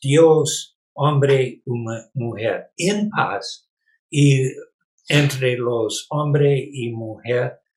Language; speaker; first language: Spanish; non-native, learner; English